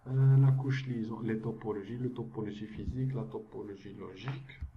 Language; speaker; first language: French; non-native, local second language; Arabic